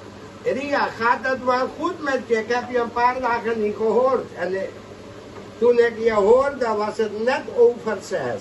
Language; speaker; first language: Dutch; non-native, local second language; Caribbean Hindustani